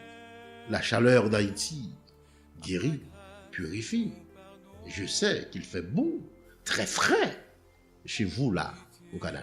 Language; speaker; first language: French; non-native, local second language; Haitian Creole